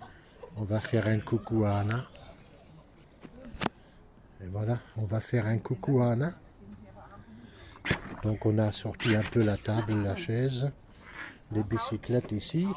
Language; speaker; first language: French; non-native, fluent; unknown